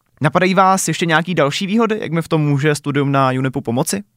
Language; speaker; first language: Czech; native; Czech